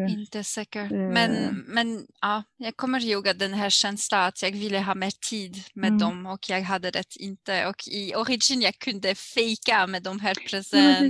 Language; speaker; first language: Swedish; non-native, fluent; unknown